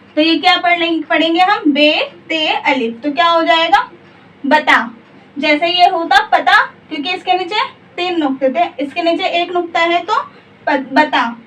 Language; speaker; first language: Hindi; native; Hindi